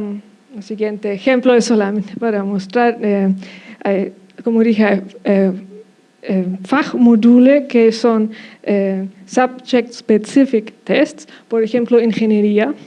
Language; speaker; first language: Spanish; non-native, fluent; German